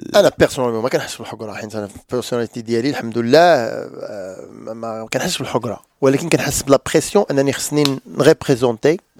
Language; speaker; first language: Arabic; native; Arabic